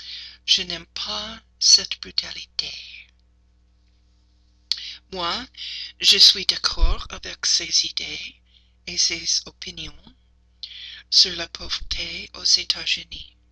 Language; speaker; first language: French; non-native, learner; English